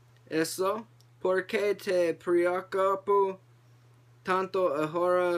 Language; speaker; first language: Spanish; non-native, learner; English